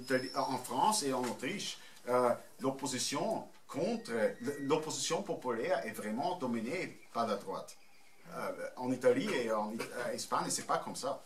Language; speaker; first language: French; non-native, fluent; German